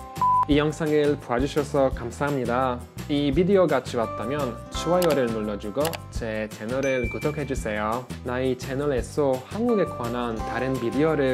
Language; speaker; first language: Korean; non-native, learner; Norwegian